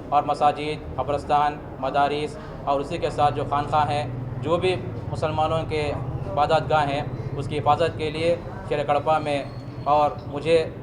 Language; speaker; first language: Urdu; native; Urdu